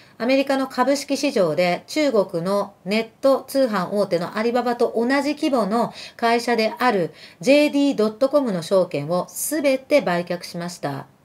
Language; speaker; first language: Japanese; early bilingual, other home language; Arabic